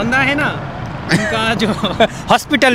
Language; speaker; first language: Hindi; non-native, learner; Bangla